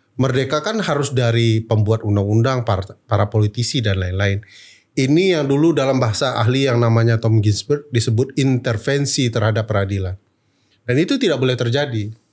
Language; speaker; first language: Indonesian; non-native, local second language; Minangkabau